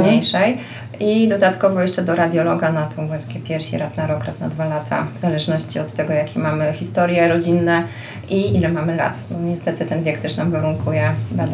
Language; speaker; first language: Polish; native; Polish